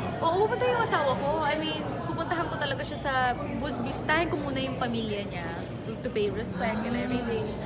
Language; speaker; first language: Filipino; native; Filipino